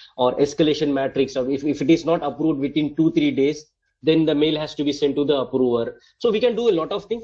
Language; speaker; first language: English; non-native, local second language; Tamil